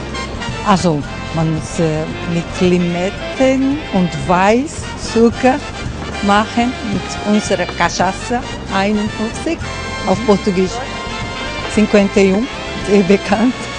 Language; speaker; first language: German; non-native, learner; Portuguese